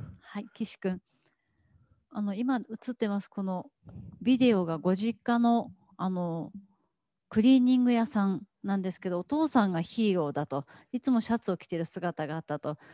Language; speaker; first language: Japanese; native; Japanese